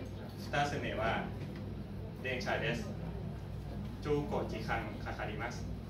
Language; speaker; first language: Japanese; non-native, learner; Thai